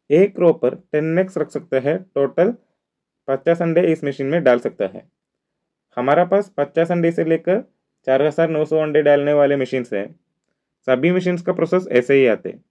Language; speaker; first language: Hindi; non-native, local second language; Malayalam